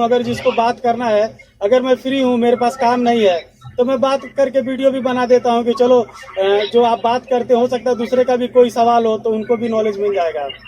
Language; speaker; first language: Hindi; native; Hindi